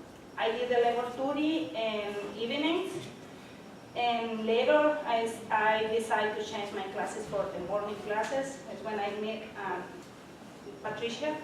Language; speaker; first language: English; non-native, learner; Spanish